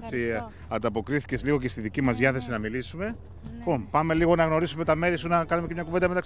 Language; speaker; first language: Greek; native; Greek